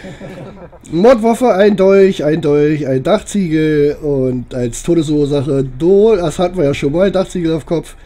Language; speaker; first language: German; native; German